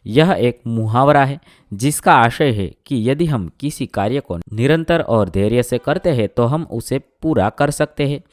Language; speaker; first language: Hindi; non-native, local second language; Gujarati